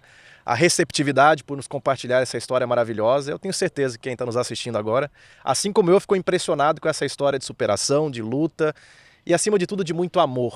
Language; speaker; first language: Portuguese; native; Portuguese